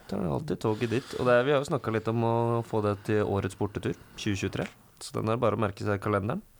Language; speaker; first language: Norwegian; native; Norwegian